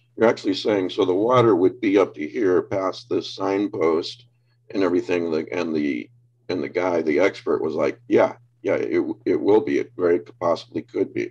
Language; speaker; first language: English; native; English